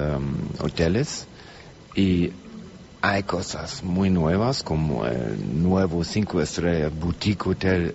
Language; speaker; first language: Spanish; non-native, learner; German